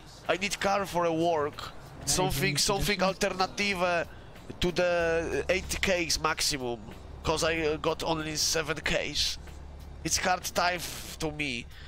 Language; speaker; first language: English; non-native, learner; Polish